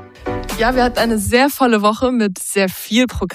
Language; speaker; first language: German; native; German